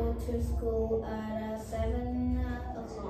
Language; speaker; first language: English; non-native, learner; Vietnamese